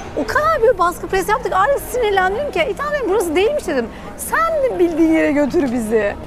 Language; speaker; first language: Turkish; native; Turkish